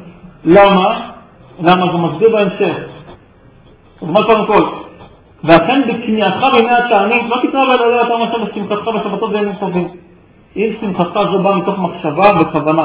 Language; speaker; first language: Hebrew; native; Hebrew